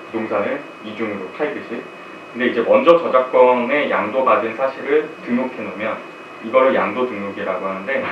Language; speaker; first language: Korean; native; Korean